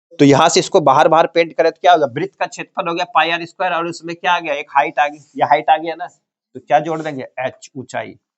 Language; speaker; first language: Hindi; native; Hindi